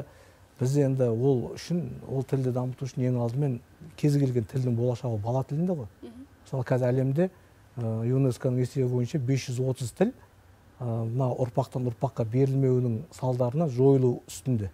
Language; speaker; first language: Kazakh; native; Kazakh